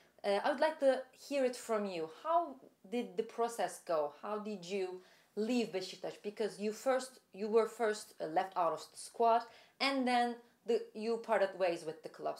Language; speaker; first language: English; non-native, fluent; Turkish